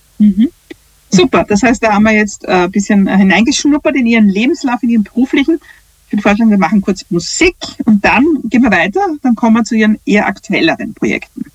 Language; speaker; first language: German; native; German